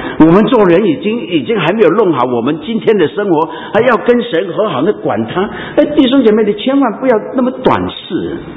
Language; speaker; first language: Chinese; non-native, local second language; Cantonese